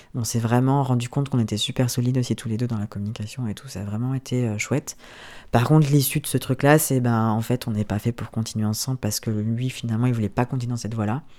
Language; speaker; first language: French; native; French